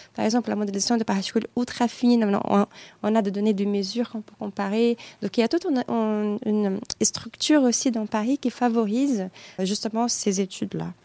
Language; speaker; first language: French; non-native, fluent; Portuguese